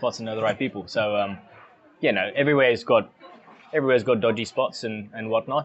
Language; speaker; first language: English; non-native, local second language; Afrikaans